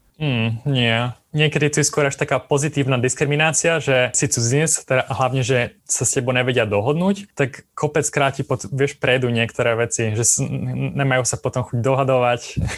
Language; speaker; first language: Slovak; native; Slovak